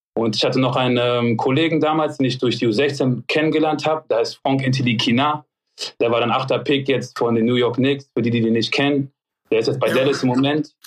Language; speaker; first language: German; early bilingual, other home language; French